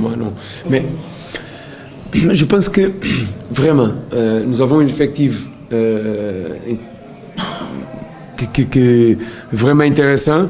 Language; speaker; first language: French; non-native, learner; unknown